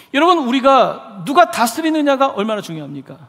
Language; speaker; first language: Korean; native; Korean